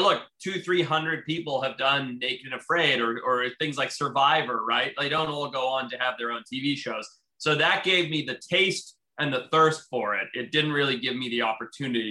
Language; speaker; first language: English; native; English